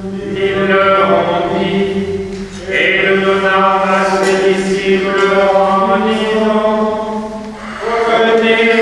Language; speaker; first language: French; native; French